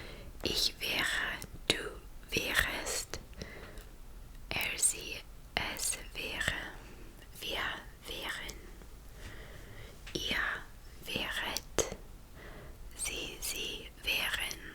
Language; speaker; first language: German; non-native, learner; English